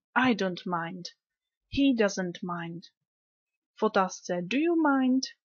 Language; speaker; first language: English; non-native, fluent; Czech